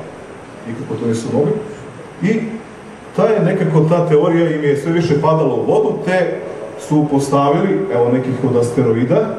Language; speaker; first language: Serbian; native; Serbian